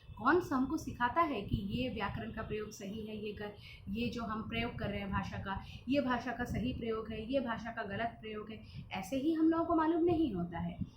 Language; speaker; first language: Hindi; non-native, local second language; Bangla